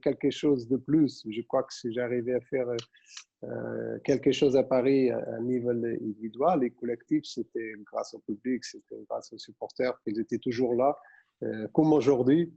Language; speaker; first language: French; non-native, fluent; Portuguese